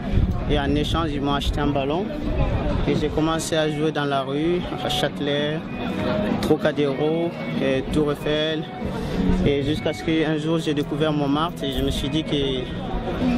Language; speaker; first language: French; non-native, fluent; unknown